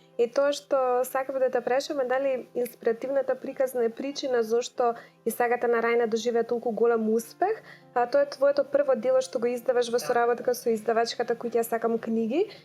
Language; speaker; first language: Macedonian; native; Macedonian